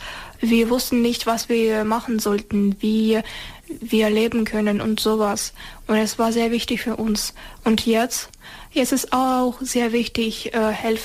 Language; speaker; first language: German; non-native, fluent; Ukrainian